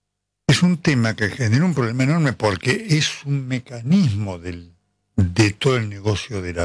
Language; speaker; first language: Spanish; native; Spanish